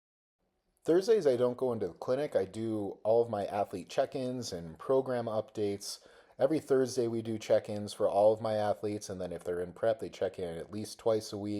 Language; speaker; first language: English; native; English